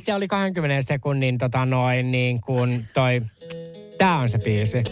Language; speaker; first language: Finnish; native; Finnish